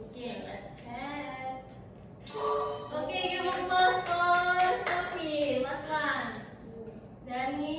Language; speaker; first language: English; non-native, learner; Indonesian